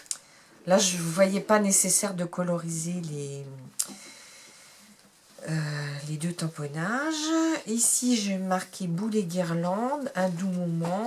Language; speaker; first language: French; native; French